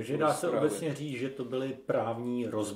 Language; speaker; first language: Czech; native; Czech